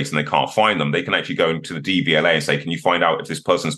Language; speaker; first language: English; native; English